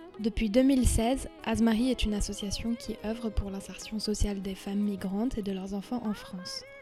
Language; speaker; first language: French; native; French